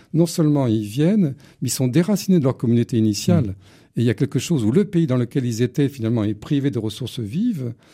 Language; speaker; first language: French; native; French